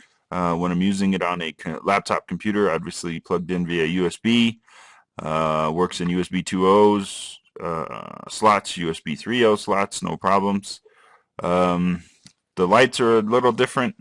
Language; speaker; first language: English; native; English